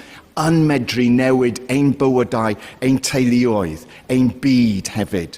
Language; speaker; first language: Welsh; non-native, fluent; English